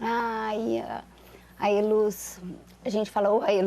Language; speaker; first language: Portuguese; native; Portuguese